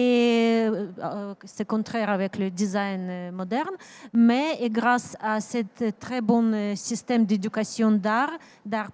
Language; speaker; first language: French; non-native, learner; Ukrainian